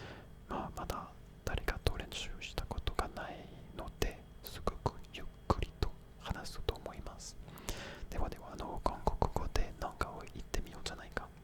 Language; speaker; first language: Japanese; non-native, fluent; French